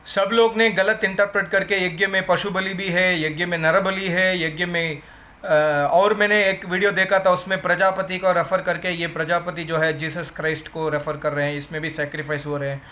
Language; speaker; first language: Hindi; non-native, local second language; Tamil